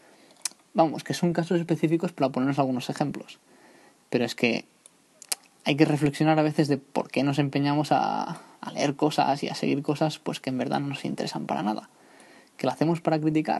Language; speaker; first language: Spanish; native; Spanish